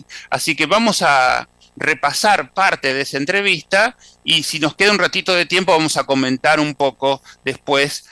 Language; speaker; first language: Spanish; native; Spanish